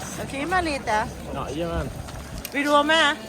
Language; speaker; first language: Swedish; non-native, learner; Thai